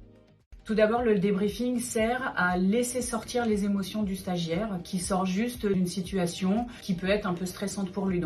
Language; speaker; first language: French; native; French